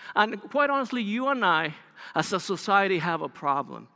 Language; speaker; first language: English; non-native, fluent; Spanish